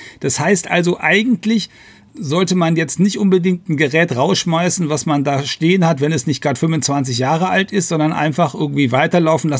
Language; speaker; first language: German; native; German